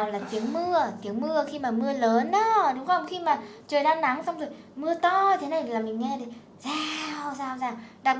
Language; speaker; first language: Vietnamese; native; Vietnamese